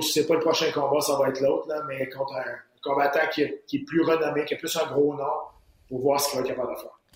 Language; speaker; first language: French; native; French